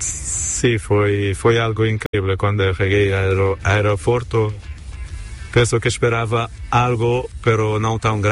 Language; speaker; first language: Spanish; non-native, learner; Portuguese